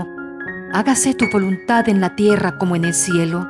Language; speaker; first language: Spanish; native; Spanish